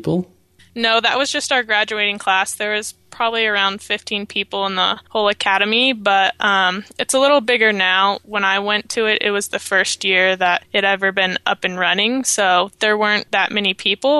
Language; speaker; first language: English; native; English